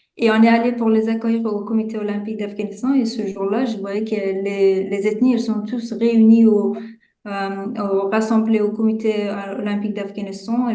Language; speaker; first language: French; non-native, fluent; Persian